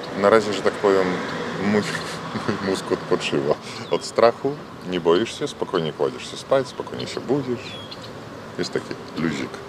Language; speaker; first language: Polish; non-native, fluent; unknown